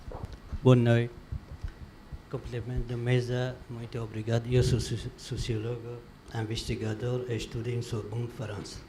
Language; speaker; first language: Portuguese; non-native, learner; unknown